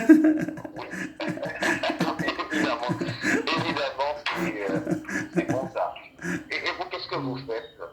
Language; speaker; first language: French; non-native, local second language; Haitian Creole